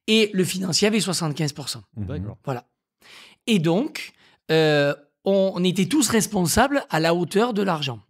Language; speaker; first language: French; native; French